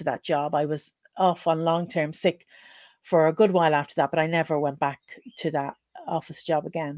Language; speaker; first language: English; native; English